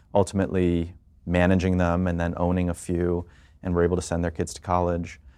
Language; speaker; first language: English; native; English